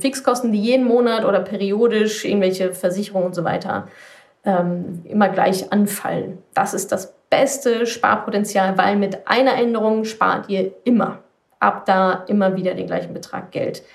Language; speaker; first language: German; native; German